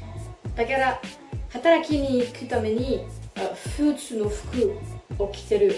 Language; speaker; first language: Japanese; non-native, learner; French